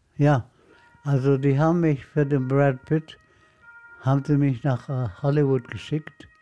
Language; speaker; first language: German; non-native, fluent; Arabic